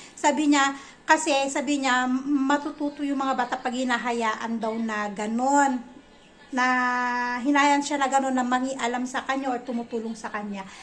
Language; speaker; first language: Filipino; native; Filipino